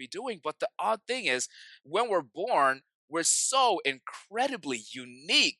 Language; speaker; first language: English; non-native, local second language; Yoruba